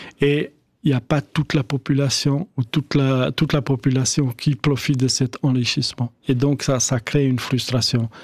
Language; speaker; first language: French; non-native, fluent; Albanian